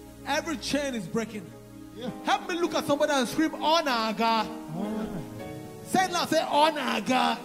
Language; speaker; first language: English; non-native, local second language; Igbo